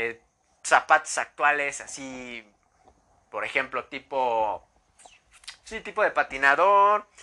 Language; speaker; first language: Spanish; native; Spanish